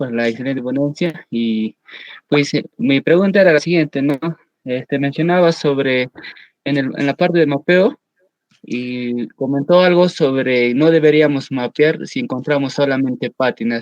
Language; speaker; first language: Spanish; native; Spanish